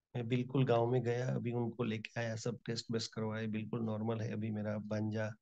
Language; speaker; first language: Hindi; non-native, local second language; Gujarati